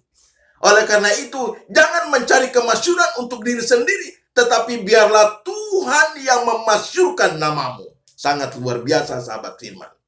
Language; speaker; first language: Indonesian; native; Indonesian